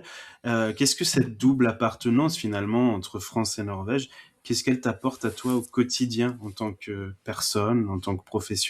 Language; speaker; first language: French; native; French